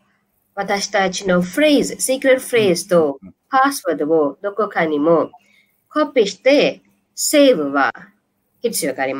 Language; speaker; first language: Japanese; non-native, learner; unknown